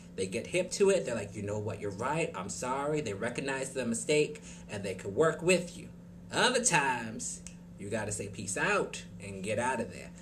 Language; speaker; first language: English; native; English